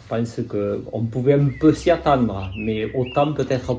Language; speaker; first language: French; native; French